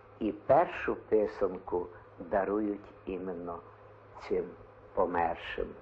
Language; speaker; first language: Ukrainian; native; Ukrainian